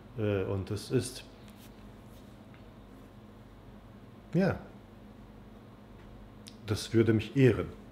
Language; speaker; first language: German; non-native, fluent; Turkish